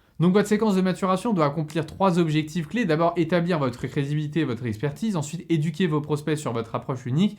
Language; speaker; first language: French; native; French